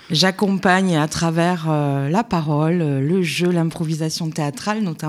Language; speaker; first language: French; native; French